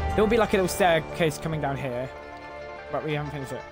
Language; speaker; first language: English; native; English